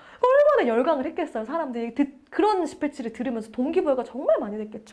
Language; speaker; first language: Korean; native; Korean